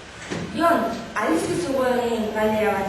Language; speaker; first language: Basque; non-native, local second language; Spanish